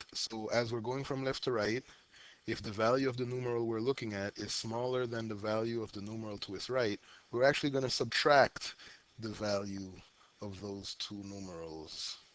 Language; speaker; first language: English; native; English